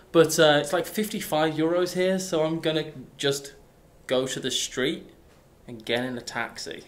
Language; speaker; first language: English; native; English